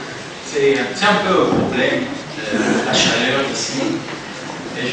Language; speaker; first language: French; non-native, fluent; German